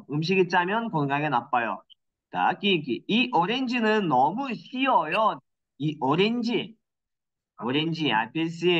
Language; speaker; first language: Korean; non-native, learner; Kyrgyz